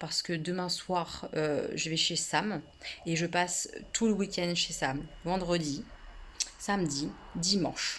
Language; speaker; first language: French; native; French